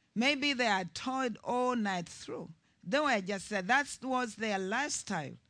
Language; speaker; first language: English; non-native, local second language; Ganda